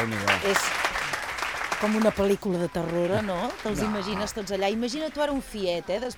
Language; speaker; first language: Catalan; native; Catalan